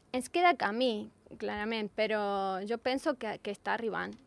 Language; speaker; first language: Catalan; non-native, learner; Spanish